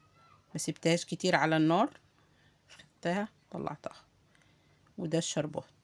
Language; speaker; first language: Arabic; native; Arabic